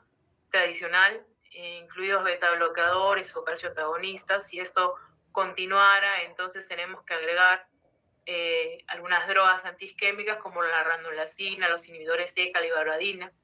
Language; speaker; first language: Spanish; native; Spanish